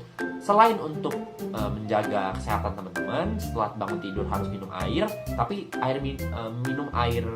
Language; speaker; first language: Indonesian; native; Indonesian